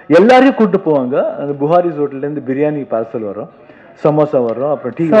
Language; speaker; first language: Tamil; non-native, local second language; Kannada